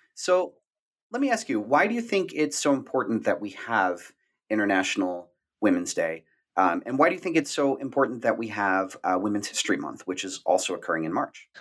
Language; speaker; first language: English; native; English